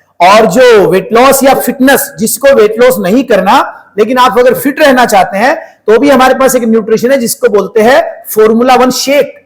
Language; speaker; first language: Hindi; native; Hindi